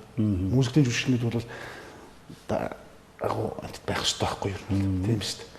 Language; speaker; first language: Mongolian; native; Mongolian